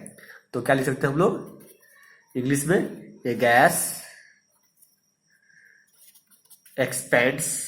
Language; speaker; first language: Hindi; native; Hindi